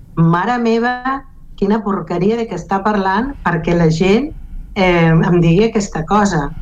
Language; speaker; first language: Catalan; non-native, local second language; Galician